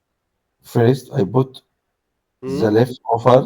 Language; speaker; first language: English; non-native, learner; Arabic